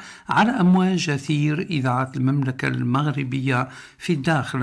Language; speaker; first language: Arabic; native; Arabic